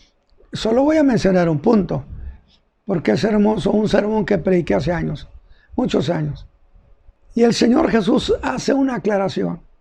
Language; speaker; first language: Spanish; native; Spanish